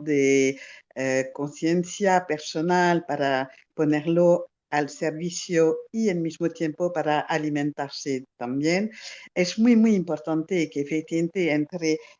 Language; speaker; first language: Spanish; non-native, fluent; French